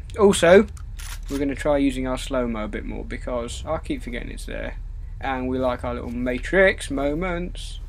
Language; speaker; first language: English; native; English